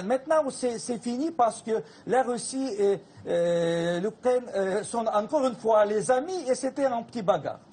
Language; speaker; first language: French; non-native, fluent; Russian